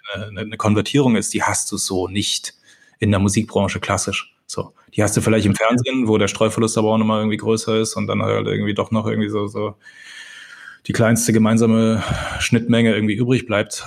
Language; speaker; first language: German; native; German